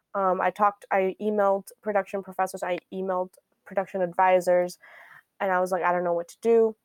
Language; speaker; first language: English; native; English